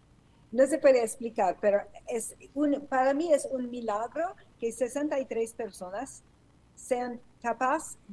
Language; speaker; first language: Spanish; non-native, fluent; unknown